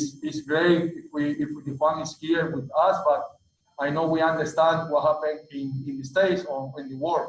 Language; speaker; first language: English; non-native, learner; Spanish